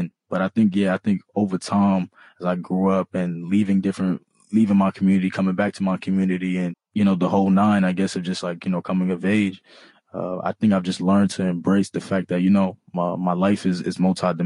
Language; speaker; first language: English; early bilingual, other home language; Bambara